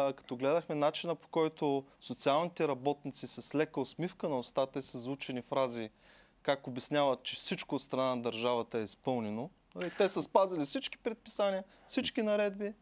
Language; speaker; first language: Bulgarian; native; Bulgarian